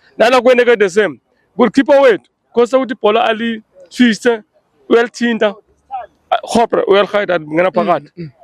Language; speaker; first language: Zulu; non-native, local second language; Swati